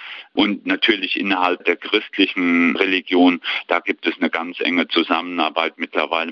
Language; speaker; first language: German; native; German